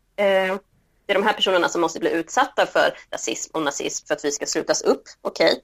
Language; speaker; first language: Swedish; early bilingual, other home language; Spanish